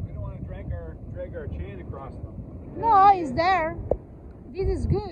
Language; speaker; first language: English; non-native, learner; Italian